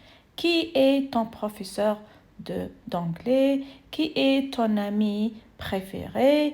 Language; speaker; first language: French; non-native, fluent; Arabic